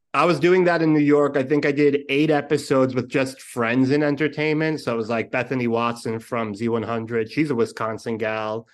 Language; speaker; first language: English; native; English